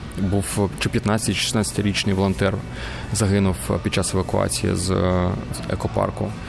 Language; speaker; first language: Ukrainian; native; Ukrainian